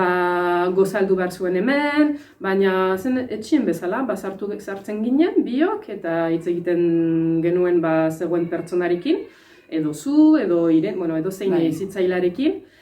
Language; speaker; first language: Basque; non-native, fluent; French